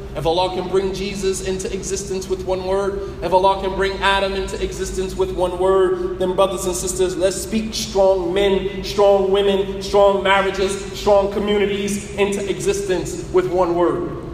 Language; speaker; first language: English; native; English